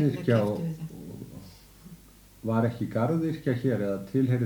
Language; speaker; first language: Icelandic; native; Icelandic